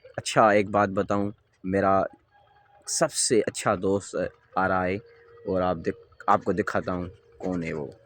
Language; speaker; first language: Urdu; non-native, local second language; Sindhi